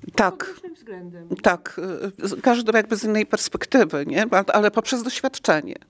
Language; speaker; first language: Polish; native; Polish